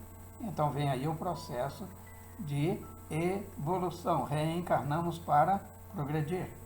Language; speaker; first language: Portuguese; native; Portuguese